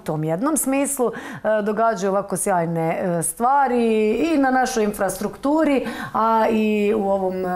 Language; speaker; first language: Croatian; native; Croatian